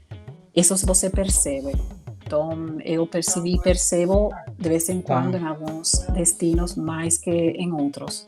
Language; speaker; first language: Portuguese; non-native, fluent; Spanish